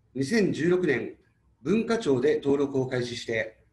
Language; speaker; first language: Japanese; native; Japanese